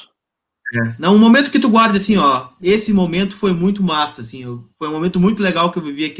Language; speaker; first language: Portuguese; native; Portuguese